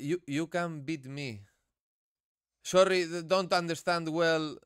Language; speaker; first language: English; non-native, learner; Spanish